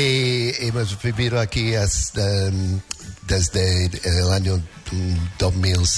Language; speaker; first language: Spanish; non-native, fluent; English